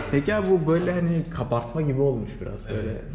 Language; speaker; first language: Turkish; native; Turkish